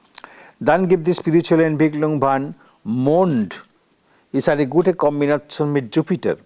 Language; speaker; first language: German; non-native, learner; Bangla